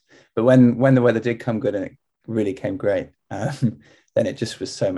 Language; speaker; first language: English; native; English